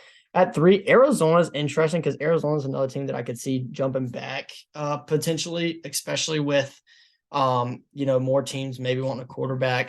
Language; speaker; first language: English; native; English